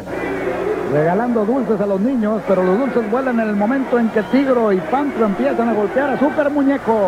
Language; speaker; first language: Spanish; native; Spanish